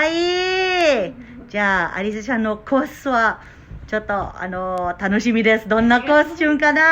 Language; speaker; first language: Japanese; non-native, learner; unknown